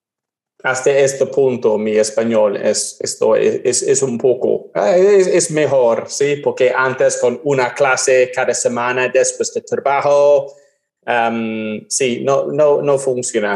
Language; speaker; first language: Spanish; non-native, learner; English